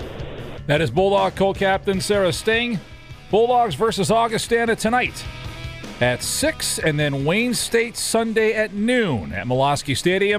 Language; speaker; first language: English; native; English